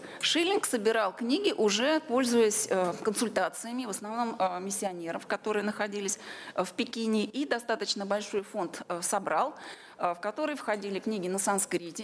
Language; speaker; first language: Russian; native; Russian